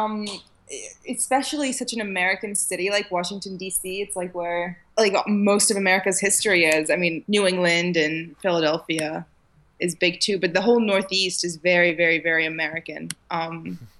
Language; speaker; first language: English; early bilingual, other home language; Arabic